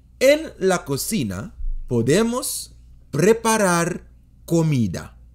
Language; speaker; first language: Spanish; non-native, fluent; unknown